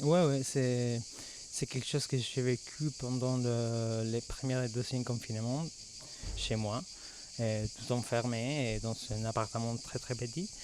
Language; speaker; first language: French; non-native, fluent; Spanish